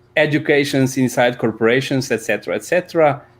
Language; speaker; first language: English; non-native, fluent; Slovenian